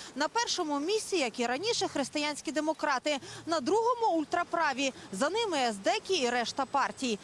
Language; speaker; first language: Ukrainian; native; Ukrainian